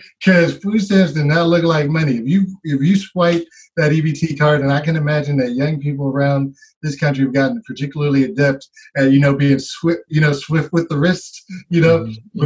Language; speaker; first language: English; native; English